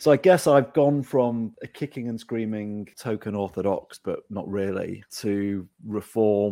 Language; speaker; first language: English; native; English